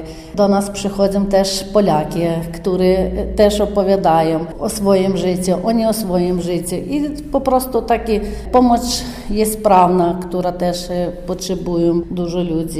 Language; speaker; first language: Polish; non-native, learner; Ukrainian